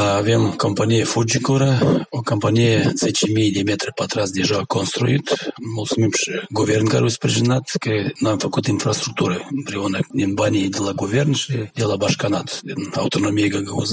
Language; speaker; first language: Romanian; non-native, local second language; Gagauz